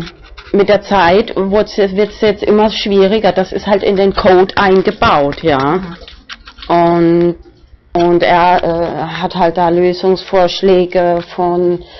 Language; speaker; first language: German; non-native, local second language; Spanish